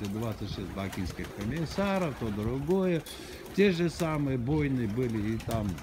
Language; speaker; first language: Russian; non-native, local second language; Armenian